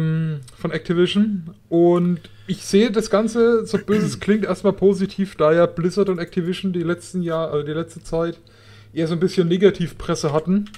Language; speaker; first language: German; native; German